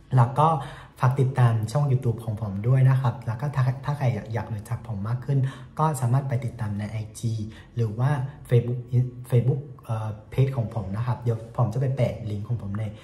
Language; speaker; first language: Thai; non-native, fluent; Vietnamese